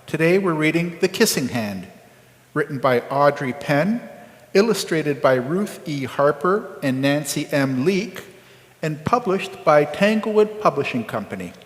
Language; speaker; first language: English; native; English